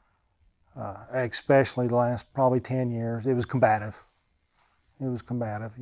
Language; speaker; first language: English; native; English